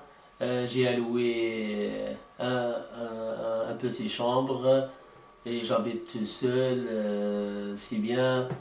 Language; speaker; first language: French; non-native, learner; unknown